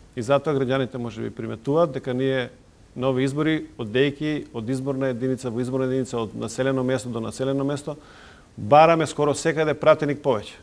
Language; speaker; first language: Macedonian; non-native, local second language; Serbian